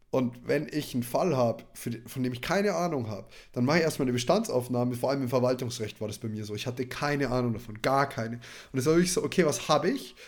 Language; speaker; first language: German; native; German